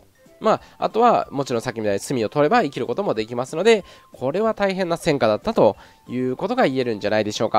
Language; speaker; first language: Japanese; native; Japanese